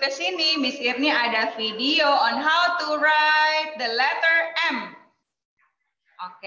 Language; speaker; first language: English; non-native, learner; Indonesian